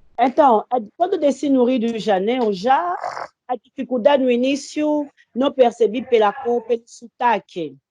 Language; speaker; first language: Portuguese; non-native, fluent; Lingala